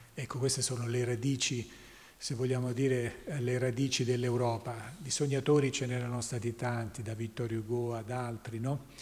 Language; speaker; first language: Italian; native; Italian